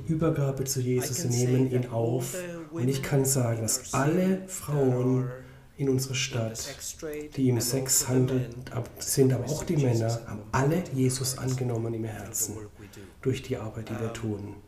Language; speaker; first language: German; non-native, fluent; Spanish